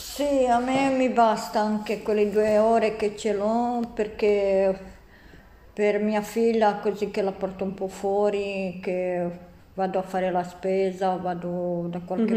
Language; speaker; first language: Italian; non-native, learner; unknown